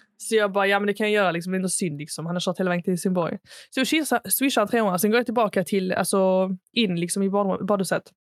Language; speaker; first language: Swedish; early bilingual, other home language; Arabic